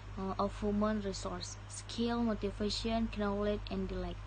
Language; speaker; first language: English; non-native, learner; Indonesian